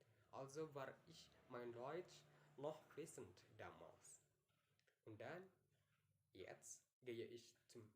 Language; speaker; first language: German; non-native, learner; Indonesian